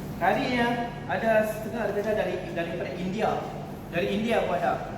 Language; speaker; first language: Malay; native; Malay